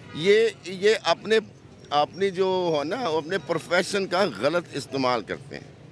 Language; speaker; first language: Urdu; non-native, local second language; Punjabi